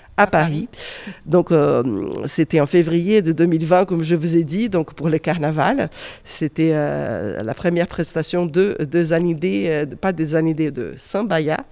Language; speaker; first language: French; non-native, fluent; Portuguese